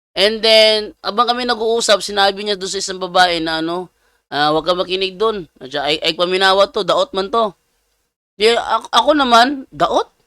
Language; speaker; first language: Filipino; non-native, local second language; Cebuano